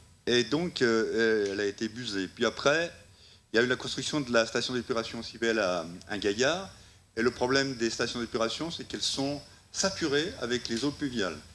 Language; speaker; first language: French; native; French